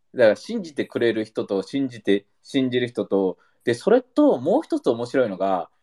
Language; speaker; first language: Japanese; early bilingual, heritage; English